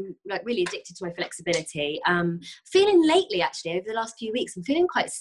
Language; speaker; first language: English; native; English